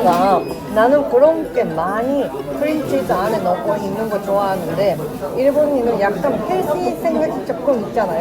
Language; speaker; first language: Korean; non-native, learner; Japanese